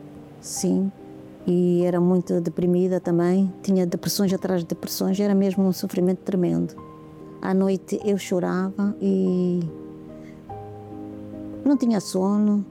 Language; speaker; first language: Portuguese; native; Portuguese